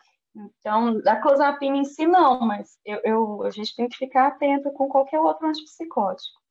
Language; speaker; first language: Portuguese; native; Portuguese